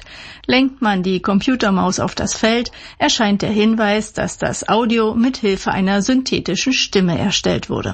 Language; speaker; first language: German; native; German